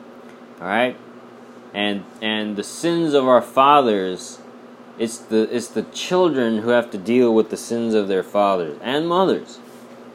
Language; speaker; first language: English; non-native, local second language; Bangla